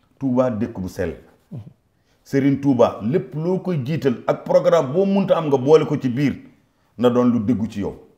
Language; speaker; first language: Wolof; non-native, local second language; Fula